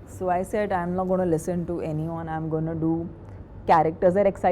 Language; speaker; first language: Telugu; non-native, fluent; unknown